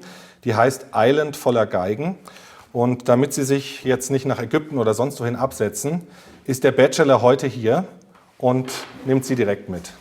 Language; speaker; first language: German; native; German